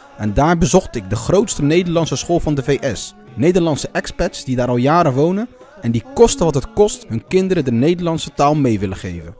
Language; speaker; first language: Dutch; early bilingual, other home language; Arabic